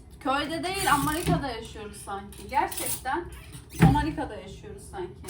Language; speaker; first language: Turkish; non-native, local second language; Arabic